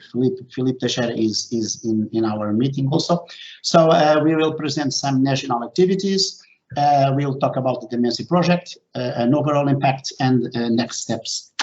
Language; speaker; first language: English; non-native, fluent; Portuguese